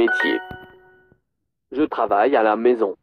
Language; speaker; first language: French; non-native, learner; English